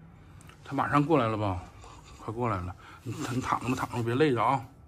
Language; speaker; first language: Chinese; native; Chinese